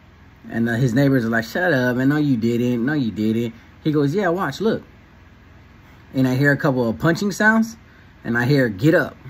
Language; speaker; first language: English; native; English